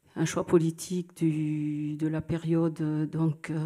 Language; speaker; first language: French; native; French